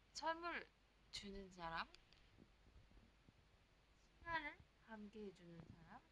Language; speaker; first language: Korean; non-native, learner; Indonesian